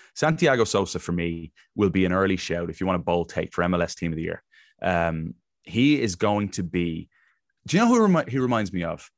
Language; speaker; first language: English; native; English